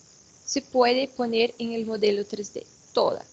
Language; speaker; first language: Spanish; non-native, fluent; Portuguese